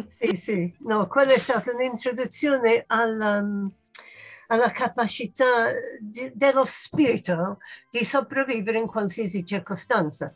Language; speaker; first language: Italian; non-native, fluent; English